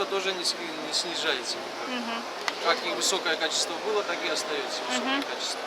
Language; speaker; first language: Russian; non-native, fluent; Georgian